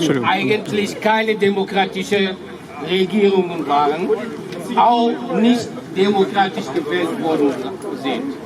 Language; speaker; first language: German; non-native, fluent; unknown